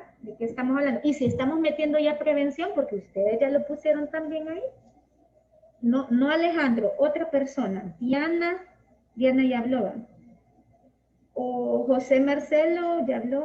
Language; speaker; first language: Spanish; native; Spanish